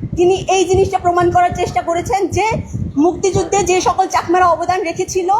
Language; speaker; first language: Bangla; non-native, local second language; Chakma